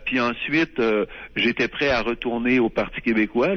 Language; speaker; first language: French; native; French